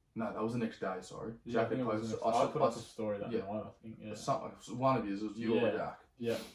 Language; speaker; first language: English; native; English